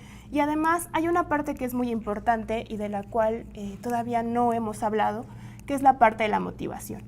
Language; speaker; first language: Spanish; native; Spanish